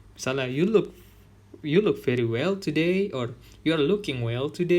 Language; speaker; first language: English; non-native, fluent; Indonesian